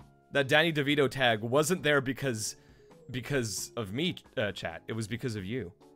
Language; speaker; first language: English; early bilingual, other home language; Spanish